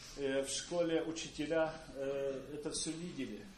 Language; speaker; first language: Polish; non-native, learner; Russian